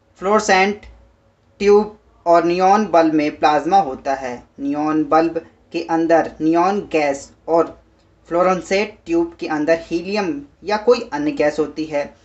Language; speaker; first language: Hindi; native; Hindi